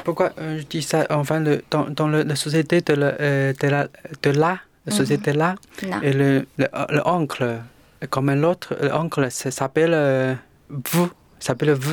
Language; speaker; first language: French; non-native, learner; Chinese